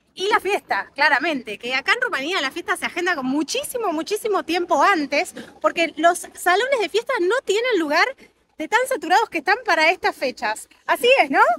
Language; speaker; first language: Spanish; native; Spanish